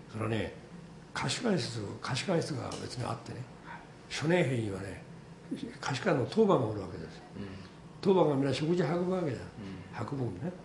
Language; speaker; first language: Japanese; native; Japanese